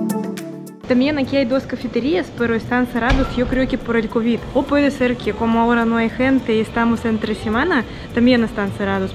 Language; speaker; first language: Spanish; non-native, learner; Russian